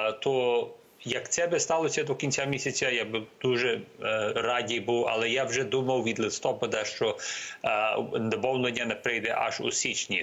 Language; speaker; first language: Ukrainian; early bilingual, heritage; Ukrainian